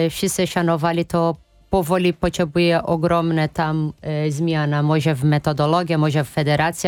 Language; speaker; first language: Polish; non-native, fluent; Portuguese